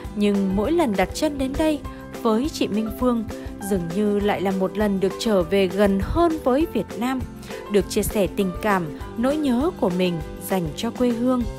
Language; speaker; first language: Vietnamese; native; Vietnamese